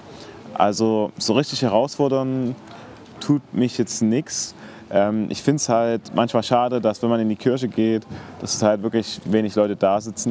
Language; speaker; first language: German; native; German